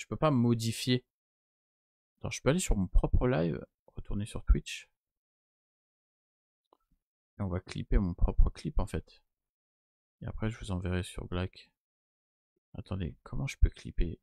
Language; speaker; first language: French; native; French